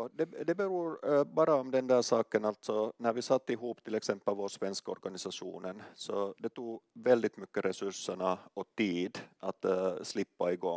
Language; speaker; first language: Swedish; non-native, local second language; Finnish